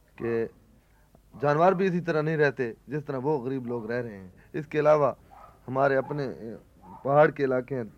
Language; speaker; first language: Urdu; non-native, local second language; Saraiki